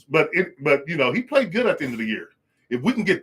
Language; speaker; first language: English; native; English